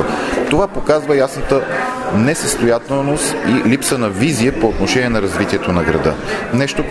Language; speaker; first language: Bulgarian; native; Bulgarian